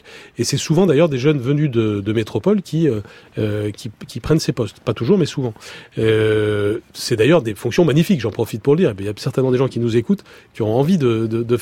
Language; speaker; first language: French; native; French